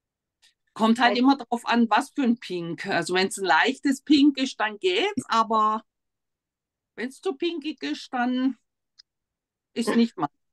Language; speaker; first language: German; native; German